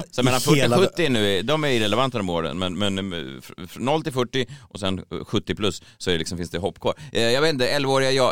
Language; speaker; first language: Swedish; native; Swedish